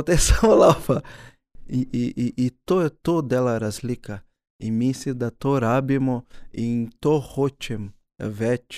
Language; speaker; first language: Slovenian; early bilingual, other home language; Portuguese